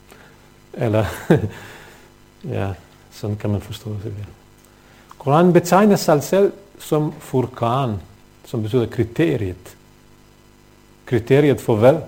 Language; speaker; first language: Danish; non-native, fluent; Bosnian